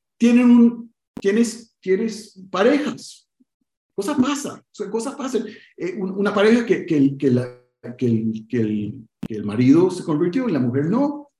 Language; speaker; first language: Spanish; early bilingual, heritage; Spanish